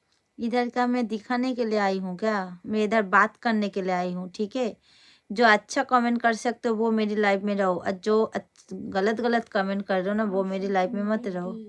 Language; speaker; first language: Hindi; non-native, local second language; Bangla